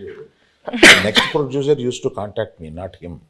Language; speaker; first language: Telugu; native; Telugu